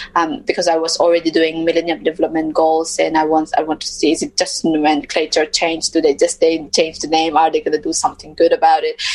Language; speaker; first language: English; non-native, local second language; Mizo